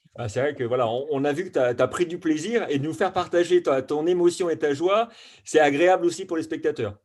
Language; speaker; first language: French; native; French